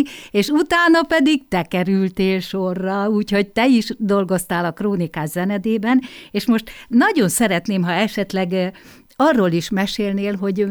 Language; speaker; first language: Hungarian; native; Hungarian